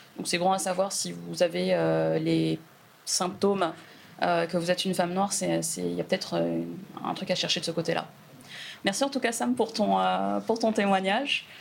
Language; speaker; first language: French; native; French